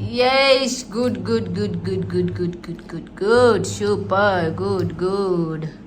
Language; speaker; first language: Malayalam; non-native, learner; Nepali